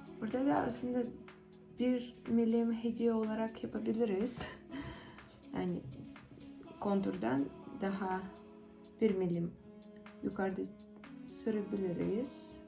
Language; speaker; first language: Turkish; non-native, fluent; Russian